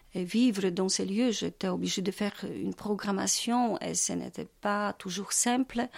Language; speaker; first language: French; non-native, fluent; Polish